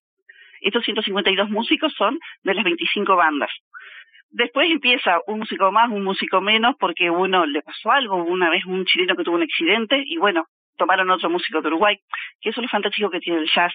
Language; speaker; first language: Spanish; native; Spanish